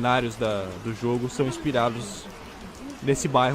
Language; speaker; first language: Portuguese; native; Portuguese